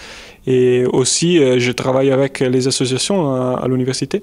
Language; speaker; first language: French; non-native, fluent; Italian